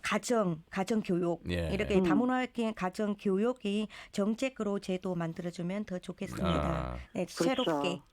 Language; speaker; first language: Korean; non-native, learner; Vietnamese